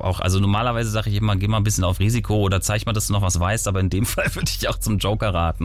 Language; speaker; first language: German; native; German